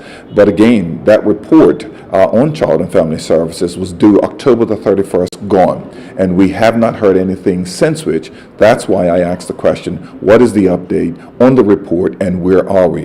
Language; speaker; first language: English; native; English